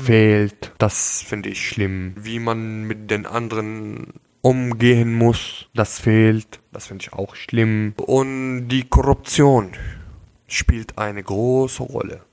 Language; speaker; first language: German; non-native, local second language; Arabic